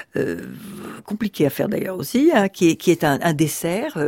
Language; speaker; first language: French; early bilingual, other home language; Russian